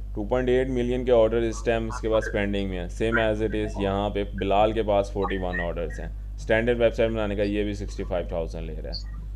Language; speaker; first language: Urdu; non-native, local second language; Punjabi